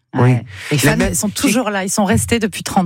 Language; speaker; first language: French; native; French